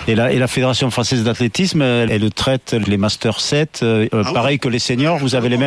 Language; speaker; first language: French; native; French